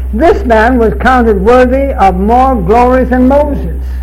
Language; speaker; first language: English; early bilingual, other home language; Chinese